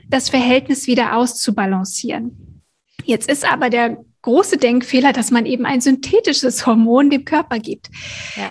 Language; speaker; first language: German; native; German